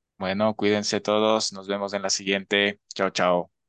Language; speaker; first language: Spanish; native; Spanish